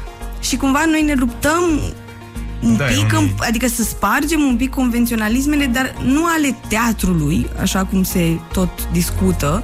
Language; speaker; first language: Romanian; native; Romanian